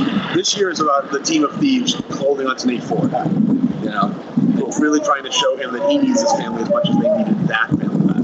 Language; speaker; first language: English; native; English